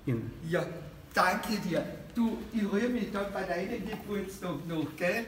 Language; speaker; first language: German; native; German